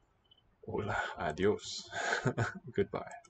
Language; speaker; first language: Spanish; non-native, learner; English